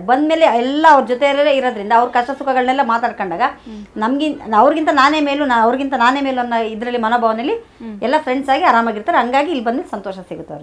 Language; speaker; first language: Kannada; native; Kannada